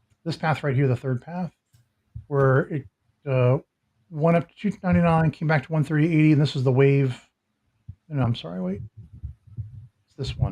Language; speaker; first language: English; native; English